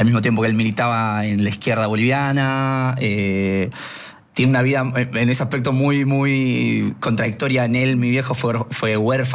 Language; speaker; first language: Spanish; non-native, local second language; Quechua